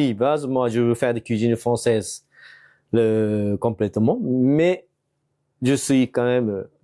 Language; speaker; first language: French; non-native, fluent; Japanese